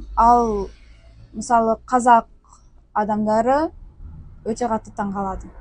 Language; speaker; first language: Kazakh; non-native, local second language; Russian